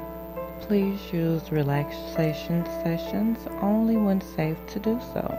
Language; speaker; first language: English; native; English